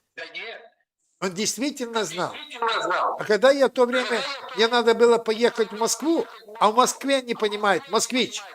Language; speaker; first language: Russian; non-native, local second language; Ukrainian